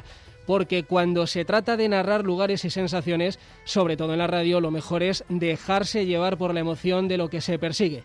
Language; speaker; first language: Spanish; native; Spanish